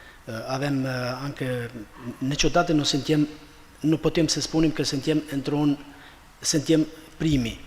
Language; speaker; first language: Romanian; non-native, fluent; Albanian